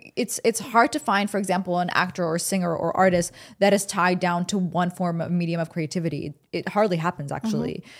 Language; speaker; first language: English; early bilingual, other home language; Arabic